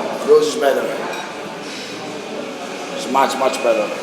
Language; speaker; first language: English; non-native, learner; Italian